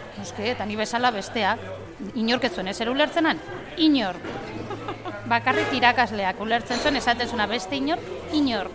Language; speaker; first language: Basque; non-native, local second language; Spanish